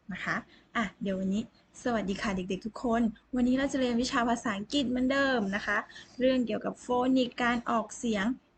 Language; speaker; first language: Thai; native; Thai